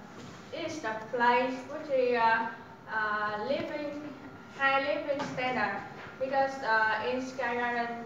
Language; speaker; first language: English; non-native, learner; Vietnamese